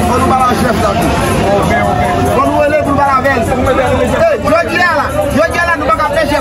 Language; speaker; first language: French; non-native, local second language; Haitian Creole